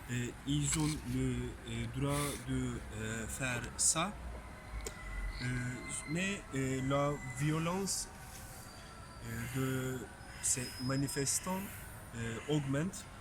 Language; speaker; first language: French; non-native, learner; Turkish